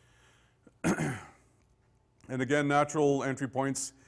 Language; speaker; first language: English; native; English